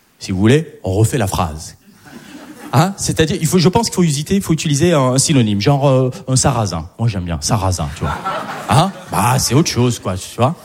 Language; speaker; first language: French; early bilingual, other home language; Arabic